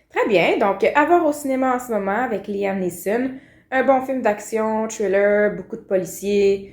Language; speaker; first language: French; native; French